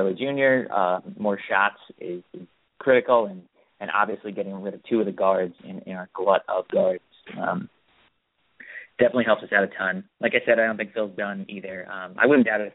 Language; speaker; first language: English; native; English